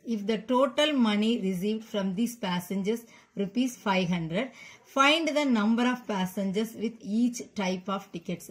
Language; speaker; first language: English; non-native, local second language; Tamil